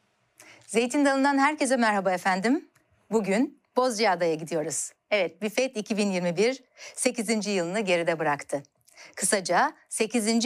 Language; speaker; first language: Turkish; native; Turkish